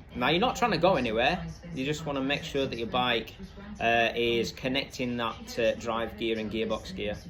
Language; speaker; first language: English; native; English